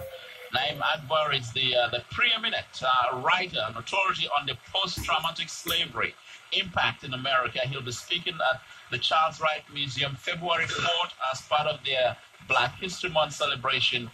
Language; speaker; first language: English; native; English